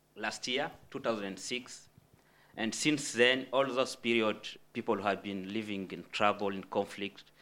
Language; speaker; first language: English; non-native, fluent; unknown